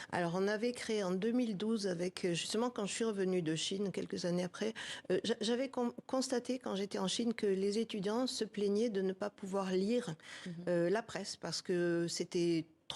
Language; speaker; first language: French; native; French